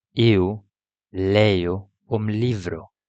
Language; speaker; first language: Portuguese; non-native, learner; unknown